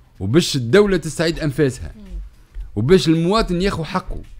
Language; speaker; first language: Arabic; native; Arabic